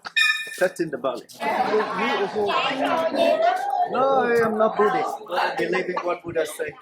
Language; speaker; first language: English; non-native, learner; Vietnamese